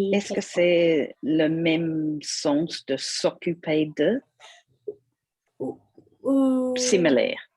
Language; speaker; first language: French; non-native, fluent; English